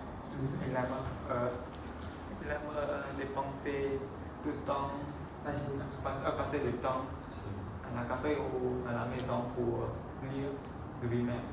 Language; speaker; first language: French; non-native, learner; Khmer